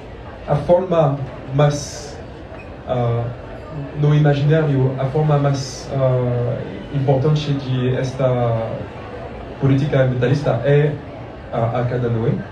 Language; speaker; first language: Portuguese; non-native, learner; French